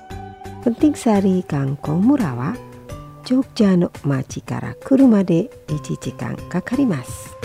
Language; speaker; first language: Japanese; non-native, fluent; Indonesian